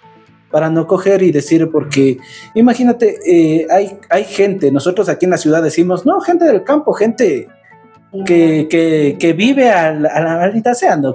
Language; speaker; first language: Spanish; native; Spanish